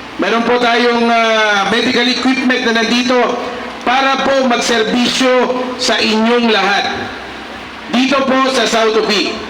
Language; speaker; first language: Filipino; non-native, local second language; Maguindanaon